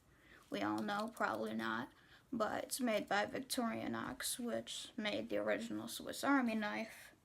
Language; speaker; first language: English; native; English